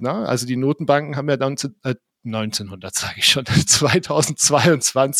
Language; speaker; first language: German; native; German